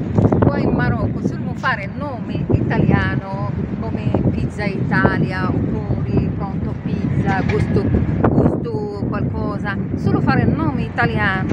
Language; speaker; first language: Italian; non-native, learner; Arabic